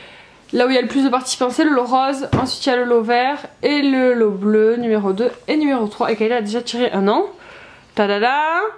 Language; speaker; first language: French; native; French